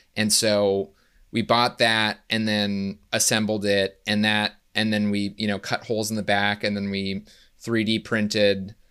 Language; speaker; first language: English; native; English